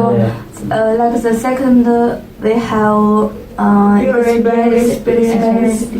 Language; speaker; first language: English; non-native, learner; Chinese